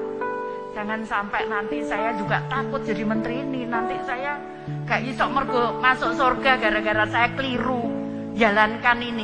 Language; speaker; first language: Indonesian; non-native, local second language; Javanese